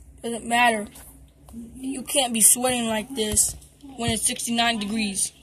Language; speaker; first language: English; native; English